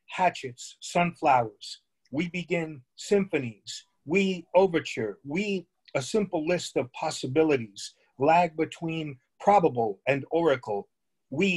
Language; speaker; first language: English; native; English